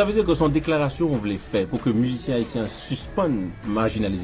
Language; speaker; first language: Haitian Creole; native; Haitian Creole